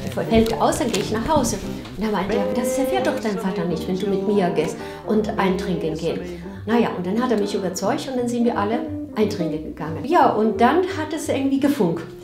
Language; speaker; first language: German; non-native, fluent; Spanish